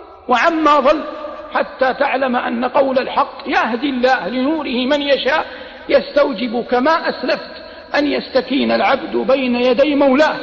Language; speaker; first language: Arabic; native; Arabic